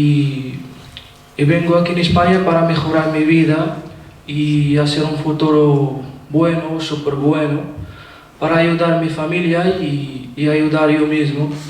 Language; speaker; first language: Spanish; non-native, learner; Arabic